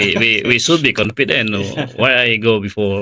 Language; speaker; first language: English; non-native, learner; Indonesian